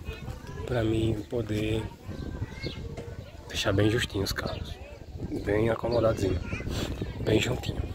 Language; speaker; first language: Portuguese; native; Portuguese